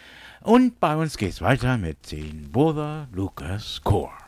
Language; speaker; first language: German; early bilingual, heritage; English